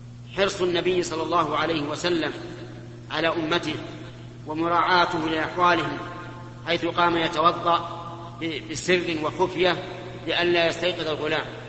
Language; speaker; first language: Arabic; native; Arabic